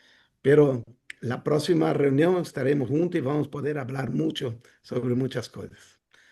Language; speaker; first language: Spanish; non-native, fluent; Portuguese